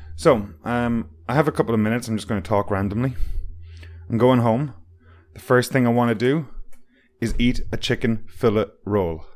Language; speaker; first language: English; native; English